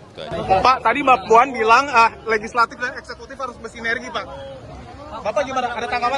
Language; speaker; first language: Indonesian; native; Indonesian